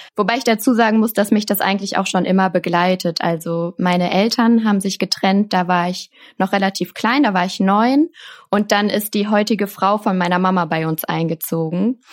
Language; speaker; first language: German; native; German